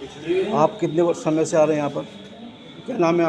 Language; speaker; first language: Hindi; native; Hindi